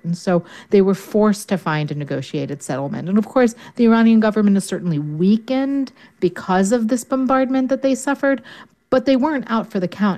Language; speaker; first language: English; native; English